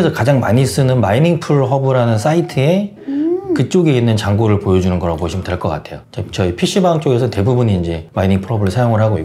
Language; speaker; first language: Korean; native; Korean